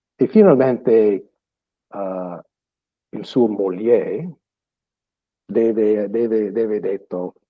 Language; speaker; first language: Italian; early bilingual, other home language; English